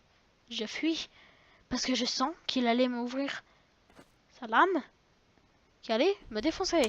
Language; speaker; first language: French; native; French